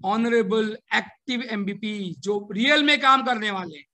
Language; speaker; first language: Hindi; non-native, local second language; Marathi